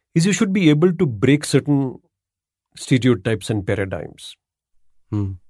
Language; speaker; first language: English; non-native, local second language; Gujarati